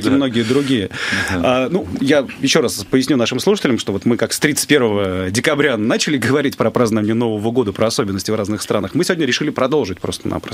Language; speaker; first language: Russian; native; Russian